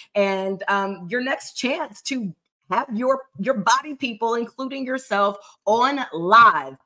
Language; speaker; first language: English; native; English